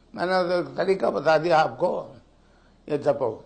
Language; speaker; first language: Hindi; native; Hindi